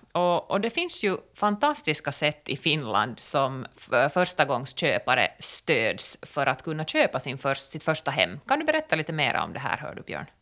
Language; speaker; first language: Swedish; native; Swedish